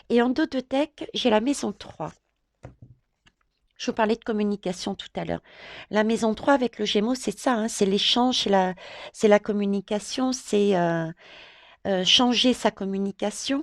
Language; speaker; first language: French; native; French